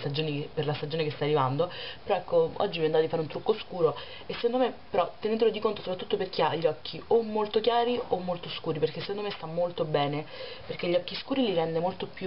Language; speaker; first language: Italian; native; Italian